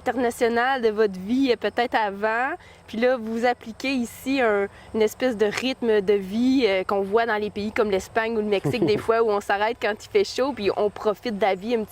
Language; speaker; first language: French; native; French